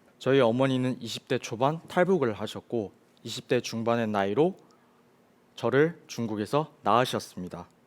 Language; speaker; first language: Korean; early bilingual, other home language; Chinese